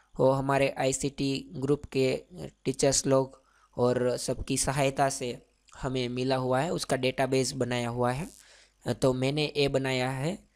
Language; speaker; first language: Hindi; non-native, local second language; Gujarati